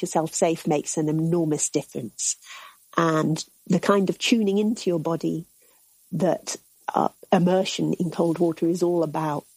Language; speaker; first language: English; native; English